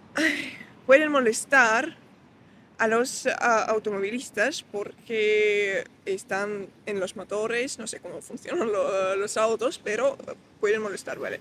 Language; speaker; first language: Spanish; non-native, fluent; Russian